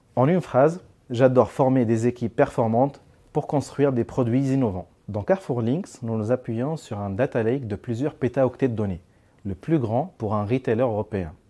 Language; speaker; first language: French; non-native, local second language; Arabic